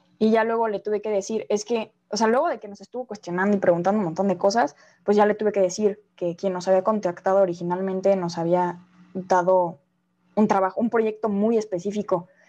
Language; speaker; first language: Spanish; native; Spanish